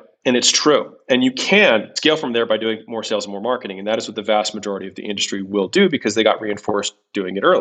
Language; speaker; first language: English; native; English